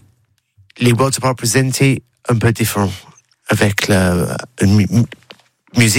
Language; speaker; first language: French; non-native, learner; English